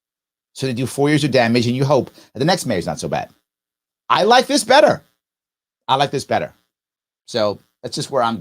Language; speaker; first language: English; native; English